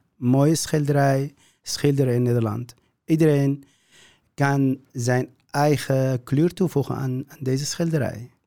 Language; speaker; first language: Dutch; non-native, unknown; Kurdish